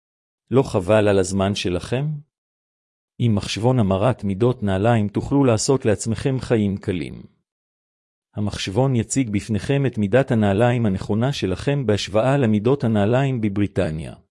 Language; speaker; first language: Hebrew; native; Hebrew